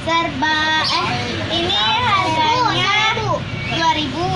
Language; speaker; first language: Indonesian; native; Indonesian